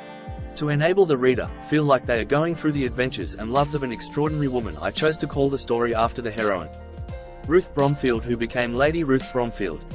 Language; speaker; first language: English; native; English